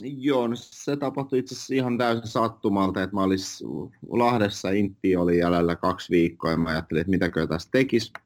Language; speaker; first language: Finnish; early bilingual, other home language; Russian